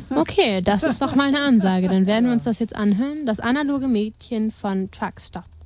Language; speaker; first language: German; native; German